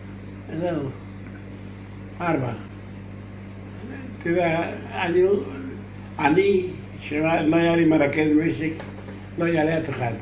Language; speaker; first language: Hebrew; non-native, learner; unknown